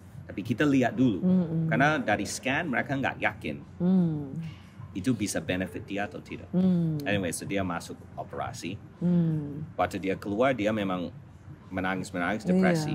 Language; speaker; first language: Indonesian; non-native, fluent; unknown